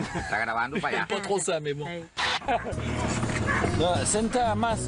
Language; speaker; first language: French; native; French